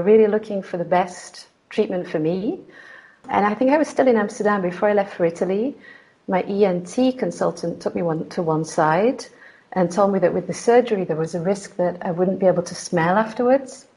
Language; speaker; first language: English; native; English